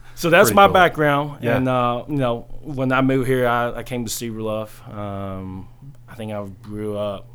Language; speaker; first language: English; early bilingual, other home language; Chinese